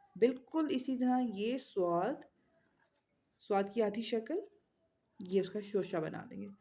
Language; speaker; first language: Urdu; native; Urdu